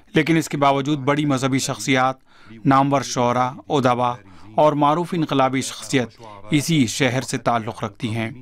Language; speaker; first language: Urdu; native; Urdu